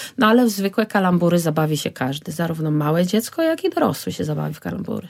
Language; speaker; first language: Polish; native; Polish